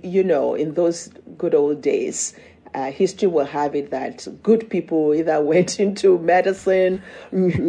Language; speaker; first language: English; non-native, local second language; Yoruba